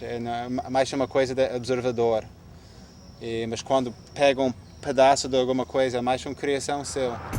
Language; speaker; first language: Portuguese; non-native, fluent; English